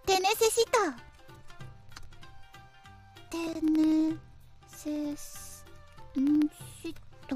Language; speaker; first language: Spanish; non-native, learner; Japanese